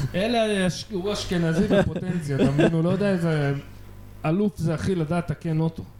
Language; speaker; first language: Hebrew; native; Hebrew